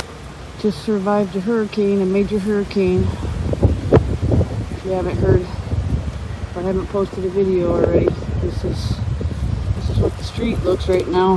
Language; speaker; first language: English; native; English